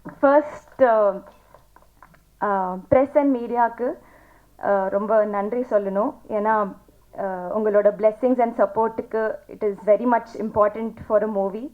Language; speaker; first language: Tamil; non-native, learner; Telugu